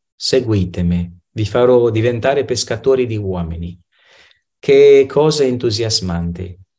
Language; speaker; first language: Italian; non-native, fluent; Romanian